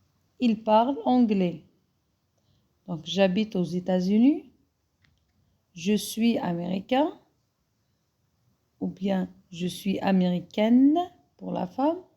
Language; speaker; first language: French; non-native, fluent; Arabic